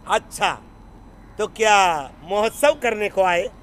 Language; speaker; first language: Hindi; non-native, local second language; Gujarati